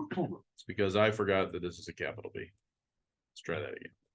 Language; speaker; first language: English; native; English